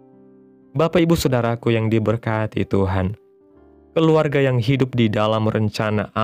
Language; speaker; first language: Indonesian; native; Indonesian